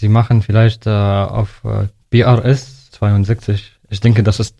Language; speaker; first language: German; non-native, learner; Arabic